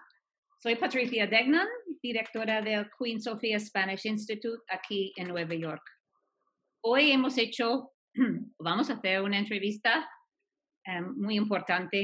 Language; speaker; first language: Spanish; non-native, fluent; English